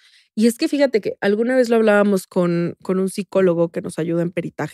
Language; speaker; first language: Spanish; native; Spanish